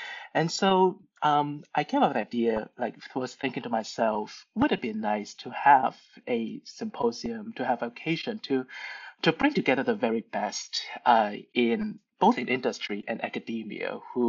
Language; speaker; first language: English; non-native, local second language; Cantonese